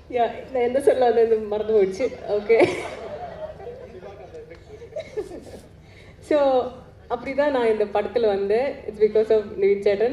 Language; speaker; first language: Tamil; non-native, learner; Malayalam